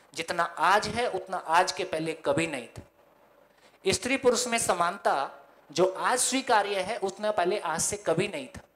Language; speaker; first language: Hindi; native; Hindi